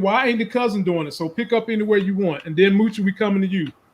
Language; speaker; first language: English; native; English